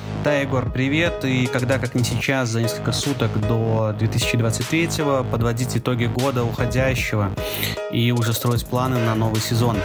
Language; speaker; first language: Russian; native; Russian